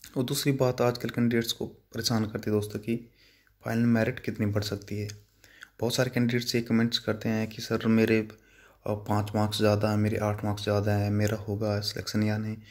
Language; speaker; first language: Hindi; native; Hindi